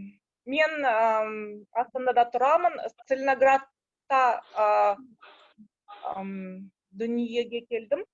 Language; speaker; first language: Kazakh; non-native, local second language; Russian